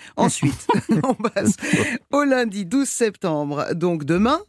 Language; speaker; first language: French; non-native, fluent; Persian